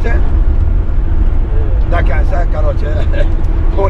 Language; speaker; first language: Russian; non-native, learner; Uzbek